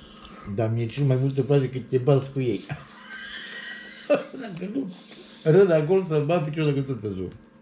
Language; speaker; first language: Romanian; native; Romanian